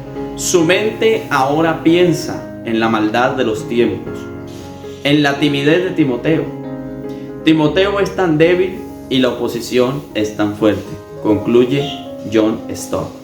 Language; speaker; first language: Spanish; native; Spanish